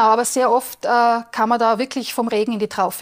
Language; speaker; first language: German; native; German